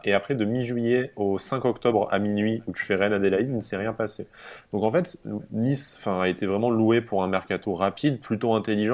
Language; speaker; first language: French; native; French